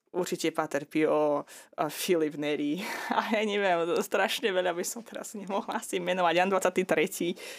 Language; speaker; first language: Slovak; non-native, fluent; Azerbaijani